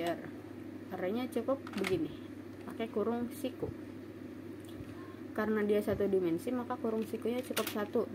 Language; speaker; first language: Indonesian; native; Indonesian